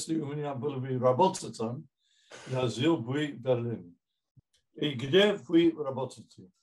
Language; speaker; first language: Russian; non-native, fluent; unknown